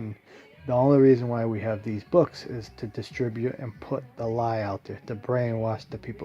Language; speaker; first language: English; native; English